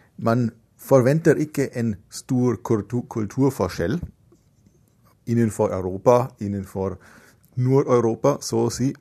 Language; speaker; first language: Norwegian; non-native, fluent; German